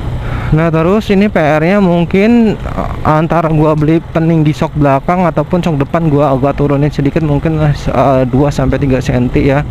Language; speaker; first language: Indonesian; native; Indonesian